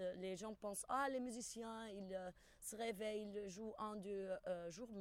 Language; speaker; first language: French; non-native, fluent; Portuguese